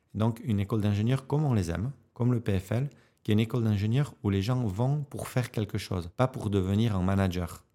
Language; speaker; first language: French; native; French